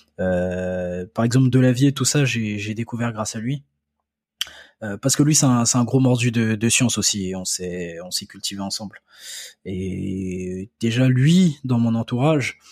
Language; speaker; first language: French; early bilingual, other home language; Akan